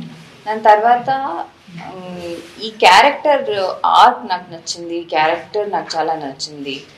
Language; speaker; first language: Telugu; non-native, fluent; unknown